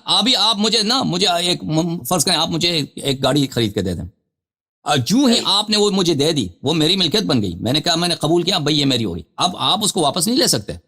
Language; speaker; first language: Urdu; non-native, fluent; Persian